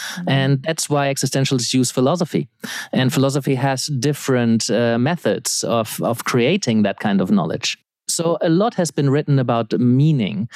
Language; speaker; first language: English; non-native, fluent; German